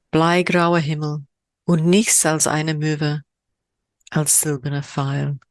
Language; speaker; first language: German; non-native, fluent; English